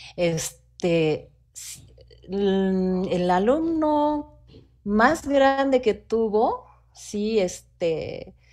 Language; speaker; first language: Spanish; non-native, fluent; Japanese